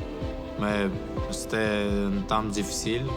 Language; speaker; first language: French; non-native, learner; Armenian